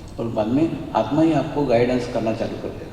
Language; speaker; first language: Hindi; native; Hindi